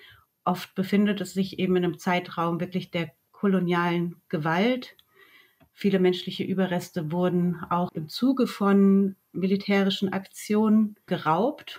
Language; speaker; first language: German; native; German